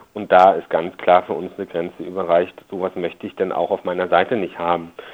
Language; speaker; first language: German; native; German